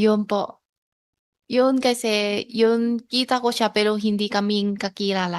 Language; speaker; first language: Filipino; non-native, learner; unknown